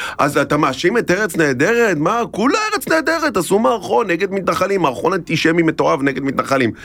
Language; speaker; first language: Hebrew; native; Hebrew